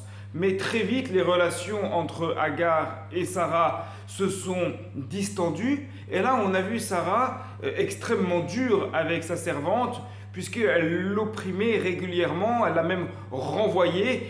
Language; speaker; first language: French; native; French